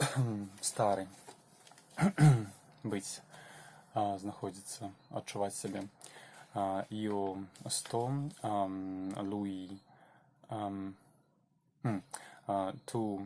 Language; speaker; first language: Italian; non-native, learner; Belarusian